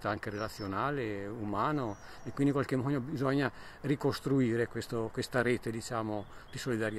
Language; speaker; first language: Italian; native; Italian